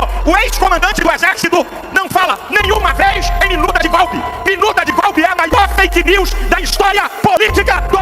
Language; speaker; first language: Portuguese; native; Portuguese